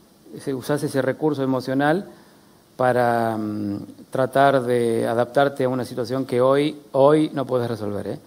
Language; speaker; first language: Spanish; native; Spanish